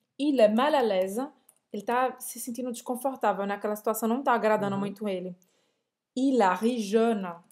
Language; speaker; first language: Portuguese; native; Portuguese